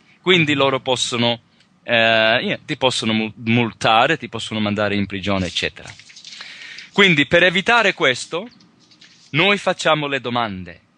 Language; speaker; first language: Italian; early bilingual, heritage; Italian